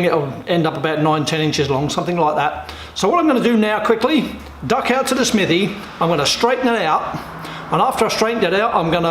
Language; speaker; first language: English; native; English